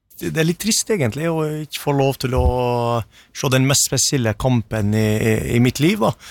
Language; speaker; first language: Norwegian; early bilingual, other home language; Arabic